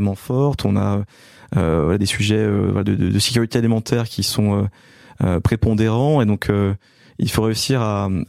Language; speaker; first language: French; native; French